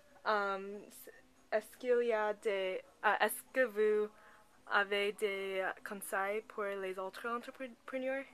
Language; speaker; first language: French; non-native, learner; English